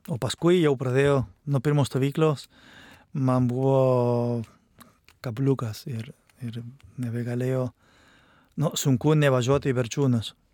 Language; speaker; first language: Lithuanian; non-native, fluent; Spanish